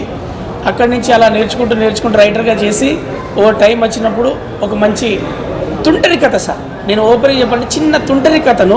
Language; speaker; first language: Telugu; native; Telugu